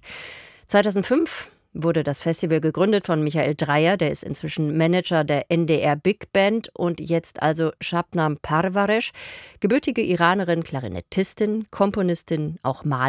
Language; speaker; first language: German; native; German